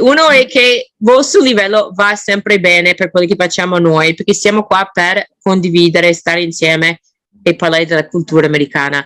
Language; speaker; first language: Italian; non-native, fluent; English